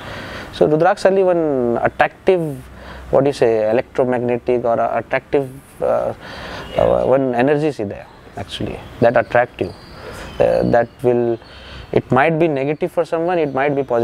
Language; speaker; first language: Kannada; non-native, learner; Nepali